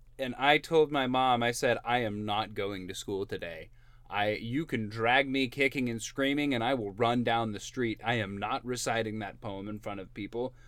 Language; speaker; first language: English; native; English